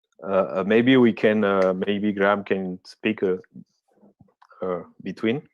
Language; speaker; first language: English; non-native, fluent; French